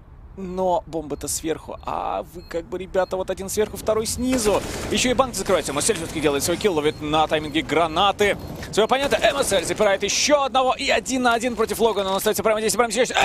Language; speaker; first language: Russian; native; Russian